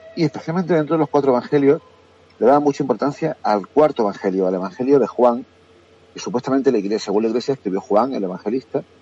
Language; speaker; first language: Spanish; native; Spanish